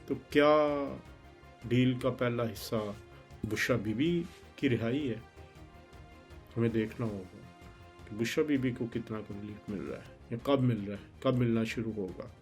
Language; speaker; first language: Urdu; native; Urdu